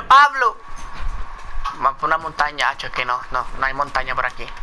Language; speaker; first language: Spanish; native; Spanish